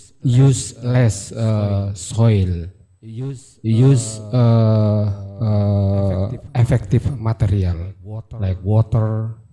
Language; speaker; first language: English; non-native, learner; Indonesian